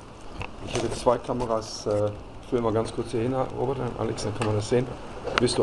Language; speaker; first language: German; native; German